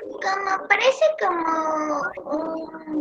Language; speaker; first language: Spanish; native; Spanish